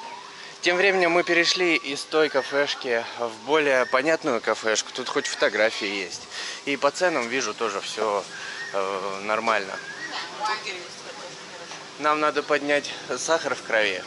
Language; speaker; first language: Russian; native; Russian